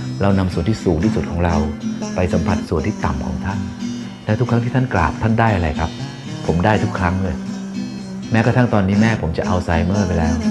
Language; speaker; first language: Thai; native; Thai